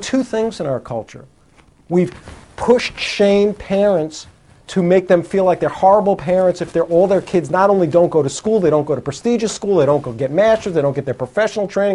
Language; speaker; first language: English; native; English